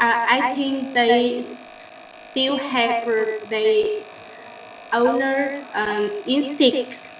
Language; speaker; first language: English; non-native, learner; Vietnamese